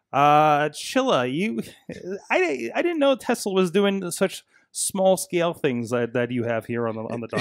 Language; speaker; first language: English; native; English